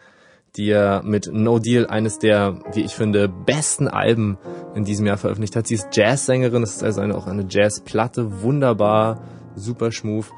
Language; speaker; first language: German; native; German